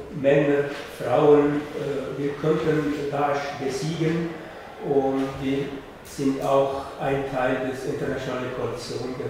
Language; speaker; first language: German; non-native, fluent; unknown